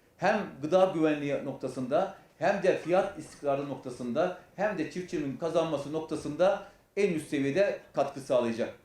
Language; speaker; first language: Turkish; native; Turkish